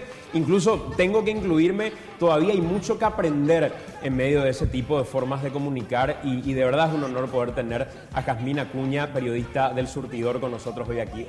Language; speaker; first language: Spanish; native; Spanish